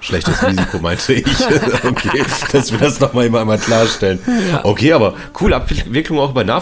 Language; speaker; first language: German; native; German